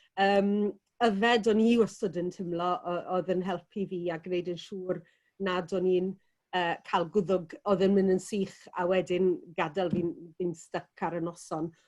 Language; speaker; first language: Welsh; native; Welsh